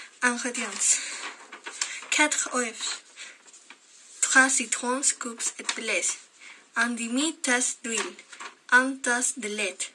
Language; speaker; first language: French; non-native, learner; Spanish